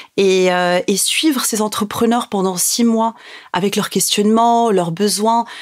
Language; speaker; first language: French; non-native, local second language; Arabic